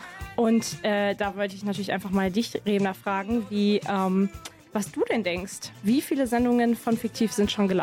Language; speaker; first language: German; native; German